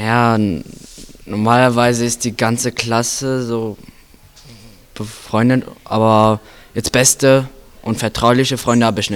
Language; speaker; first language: German; early bilingual, other home language; Romanian